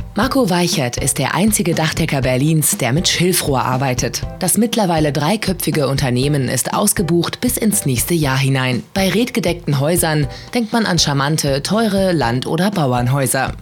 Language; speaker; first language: German; native; German